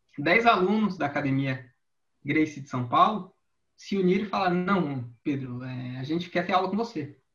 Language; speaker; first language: Portuguese; native; Portuguese